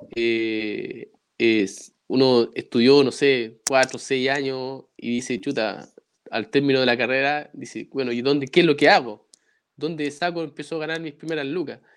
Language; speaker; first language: Spanish; native; Spanish